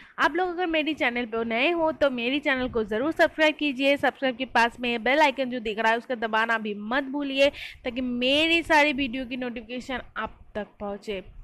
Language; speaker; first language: Hindi; non-native, local second language; Bangla